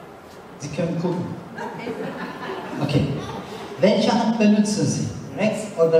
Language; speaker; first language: German; non-native, learner; Turkish